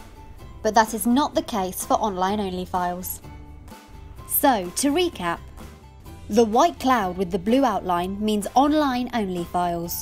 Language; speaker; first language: English; native; English